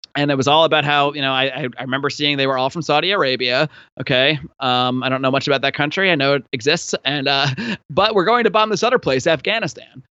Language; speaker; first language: English; native; English